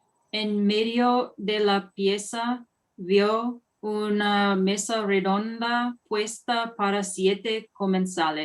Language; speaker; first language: Spanish; non-native, learner; English